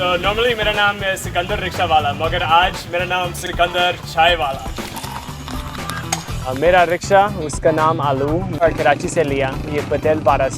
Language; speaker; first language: Hindi; non-native, fluent; English